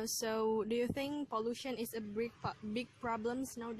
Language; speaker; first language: English; non-native, learner; Indonesian